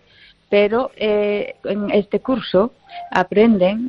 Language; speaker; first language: Spanish; non-native, fluent; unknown